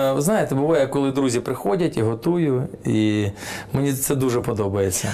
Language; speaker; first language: Ukrainian; non-native, local second language; Russian